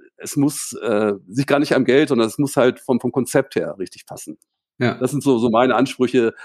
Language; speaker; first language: German; native; German